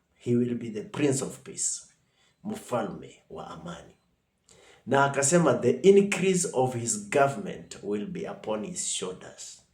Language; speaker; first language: English; non-native, local second language; Swahili